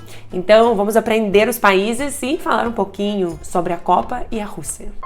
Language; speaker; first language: Portuguese; non-native, fluent; Russian